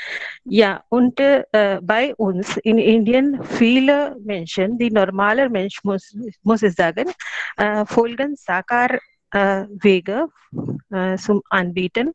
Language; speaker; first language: German; non-native, learner; Hindi